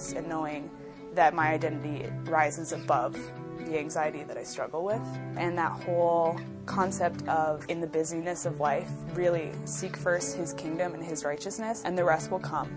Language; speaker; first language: English; native; English